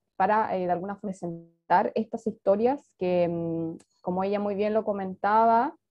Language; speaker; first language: Spanish; native; Spanish